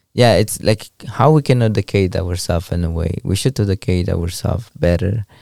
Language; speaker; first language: English; non-native, learner; Kaqchikel